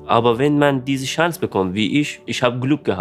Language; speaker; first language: German; non-native, learner; Persian